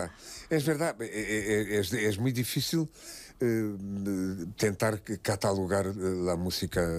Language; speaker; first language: Spanish; non-native, fluent; Portuguese